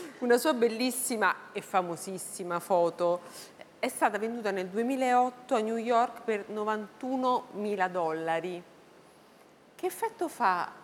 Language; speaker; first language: Italian; native; Italian